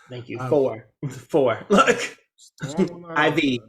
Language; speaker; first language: English; native; English